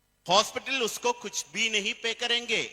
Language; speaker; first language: Hindi; non-native, learner; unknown